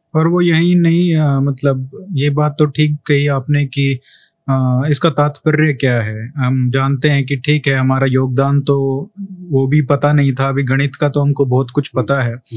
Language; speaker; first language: Hindi; native; Hindi